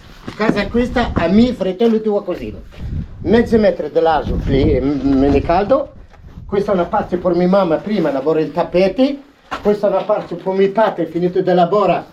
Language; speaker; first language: Italian; non-native, learner; Arabic